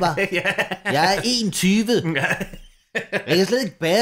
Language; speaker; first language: Danish; native; Danish